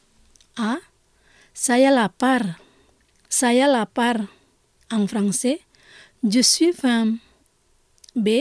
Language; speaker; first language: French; non-native, fluent; Indonesian